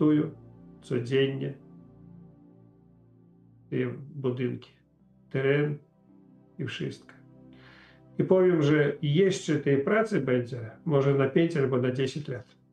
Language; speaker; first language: Polish; non-native, learner; Ukrainian